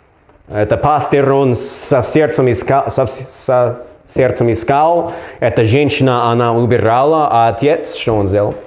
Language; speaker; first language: Russian; non-native, learner; English